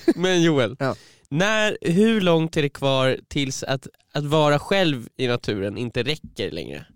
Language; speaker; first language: Swedish; native; Swedish